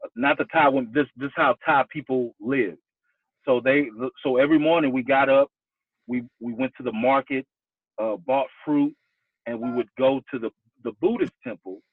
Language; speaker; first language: English; native; English